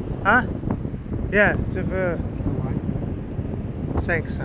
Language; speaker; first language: French; non-native, learner; English